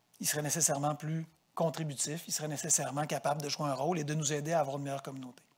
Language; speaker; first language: French; native; French